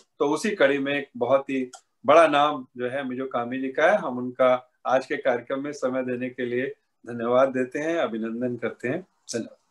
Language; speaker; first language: Hindi; native; Hindi